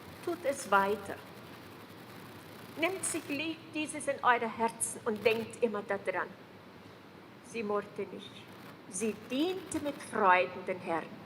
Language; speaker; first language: German; early bilingual, heritage; German